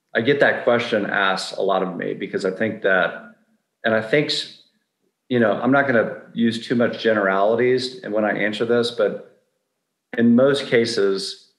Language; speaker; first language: English; native; English